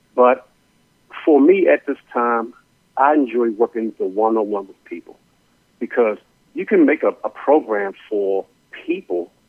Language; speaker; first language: English; native; English